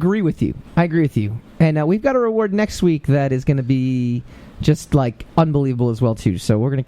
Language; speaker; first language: English; native; English